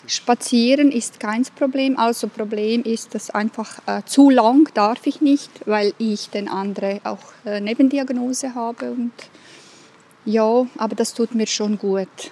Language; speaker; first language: German; non-native, fluent; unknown